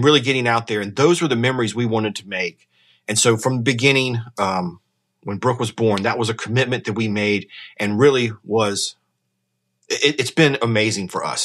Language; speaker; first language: English; native; English